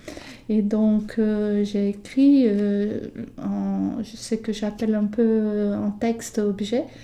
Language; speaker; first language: French; non-native, fluent; Portuguese